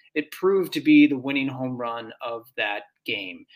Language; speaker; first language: English; native; English